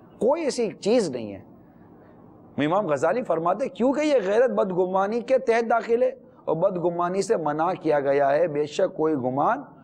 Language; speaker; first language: Urdu; native; Urdu